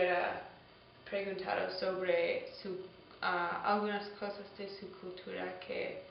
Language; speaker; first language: Spanish; non-native, learner; English